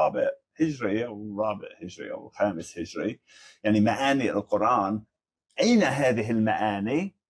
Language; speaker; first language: Arabic; non-native, fluent; English